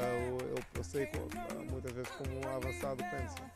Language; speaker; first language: Portuguese; non-native, learner; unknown